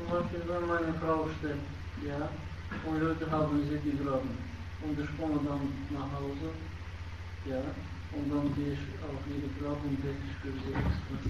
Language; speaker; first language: German; non-native, learner; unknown